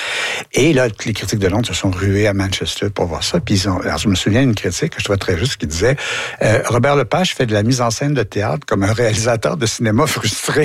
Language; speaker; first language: French; native; French